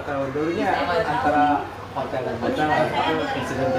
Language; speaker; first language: Indonesian; native; Indonesian